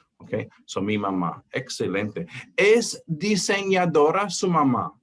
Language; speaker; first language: Spanish; non-native, fluent; English